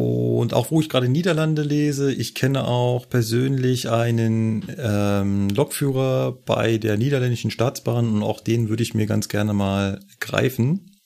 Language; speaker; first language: German; native; German